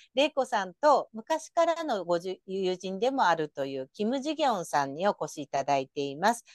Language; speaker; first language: Japanese; native; Japanese